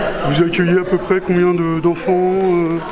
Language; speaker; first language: French; native; French